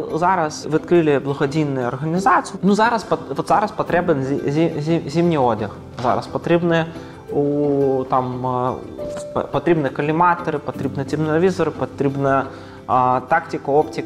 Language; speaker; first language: Ukrainian; early bilingual, heritage; Ukrainian